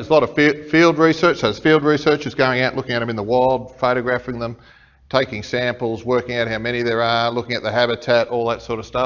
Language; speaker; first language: English; native; English